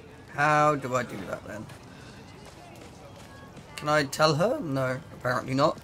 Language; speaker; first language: English; native; English